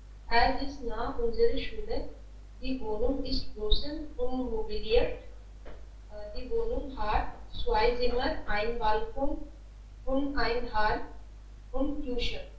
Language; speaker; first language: German; non-native, learner; Hindi